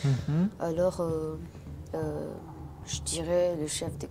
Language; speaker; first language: French; non-native, learner; Urdu